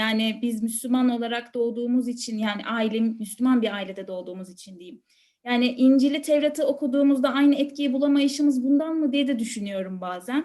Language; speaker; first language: Turkish; native; Turkish